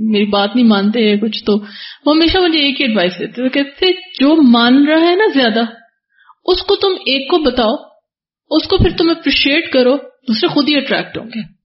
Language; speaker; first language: Urdu; native; Urdu